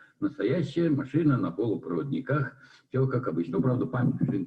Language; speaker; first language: Russian; native; Russian